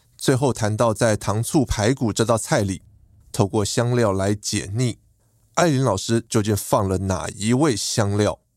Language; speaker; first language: Chinese; native; Chinese